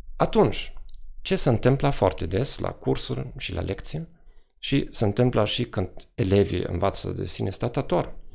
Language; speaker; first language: Romanian; non-native, fluent; German